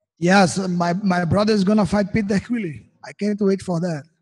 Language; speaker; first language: English; non-native, learner; Portuguese